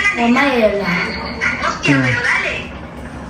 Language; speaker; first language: Chinese; early bilingual, heritage; Spanish